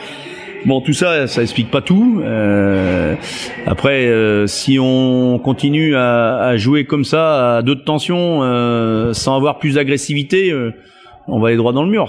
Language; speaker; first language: French; native; French